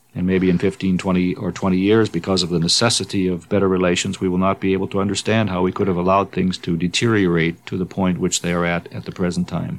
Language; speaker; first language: English; native; English